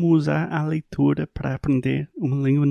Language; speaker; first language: Portuguese; non-native, fluent; English